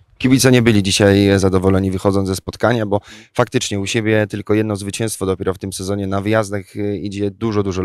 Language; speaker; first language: Polish; native; Polish